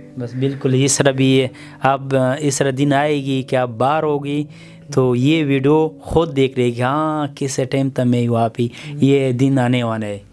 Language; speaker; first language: Hindi; non-native, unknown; Pashto